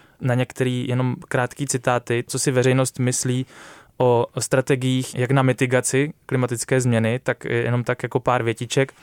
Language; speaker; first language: Czech; native; Czech